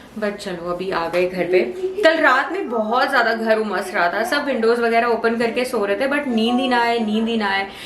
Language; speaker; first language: Hindi; native; Hindi